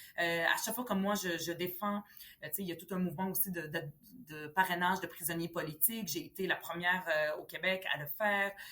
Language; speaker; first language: French; early bilingual, other home language; Arabic